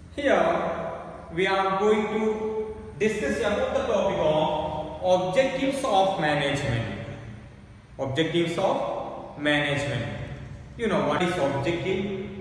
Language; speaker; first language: English; non-native, local second language; Malayalam